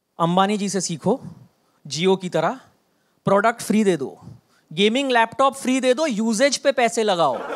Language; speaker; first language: Hindi; non-native, local second language; Bangla